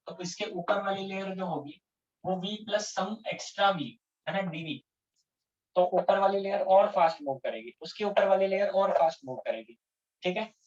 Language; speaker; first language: Hindi; non-native, local second language; Gujarati